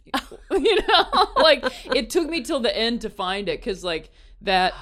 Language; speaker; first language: English; native; English